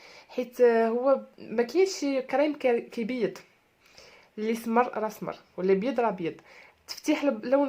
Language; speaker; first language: Arabic; native; Arabic